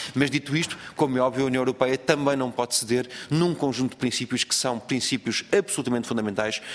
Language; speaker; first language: Portuguese; native; Portuguese